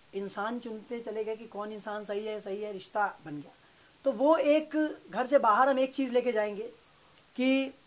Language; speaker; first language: Hindi; native; Hindi